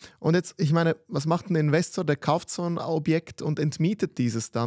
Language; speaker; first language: German; native; German